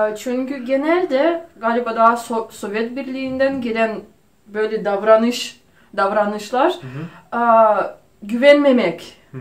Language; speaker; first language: Turkish; non-native, fluent; Russian